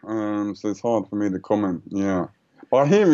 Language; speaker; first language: English; native; English